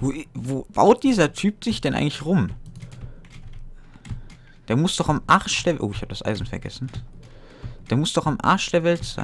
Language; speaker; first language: German; native; German